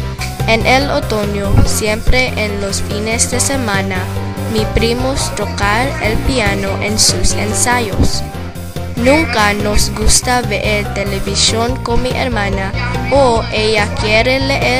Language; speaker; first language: Spanish; non-native, learner; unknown